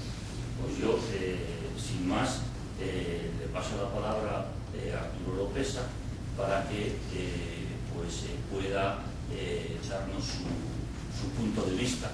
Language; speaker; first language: Spanish; native; Spanish